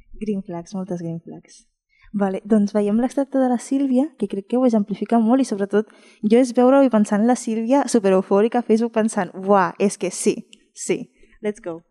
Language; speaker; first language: Catalan; non-native, fluent; Spanish